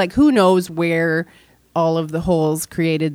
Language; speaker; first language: English; non-native, fluent; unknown